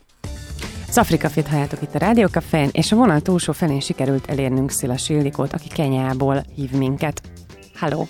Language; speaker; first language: Hungarian; native; Hungarian